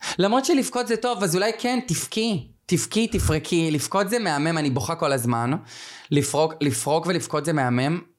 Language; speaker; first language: Hebrew; native; Hebrew